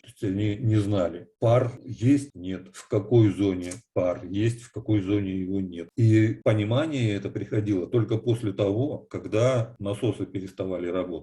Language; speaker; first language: Russian; native; Russian